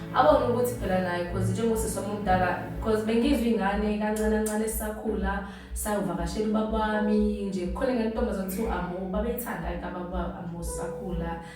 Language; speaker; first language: Zulu; non-native, local second language; Xhosa